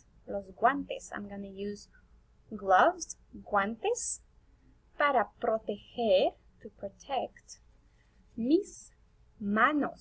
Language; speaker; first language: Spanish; non-native, fluent; English